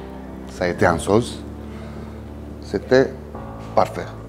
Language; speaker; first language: French; non-native, learner; Italian